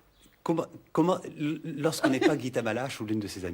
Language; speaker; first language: French; native; French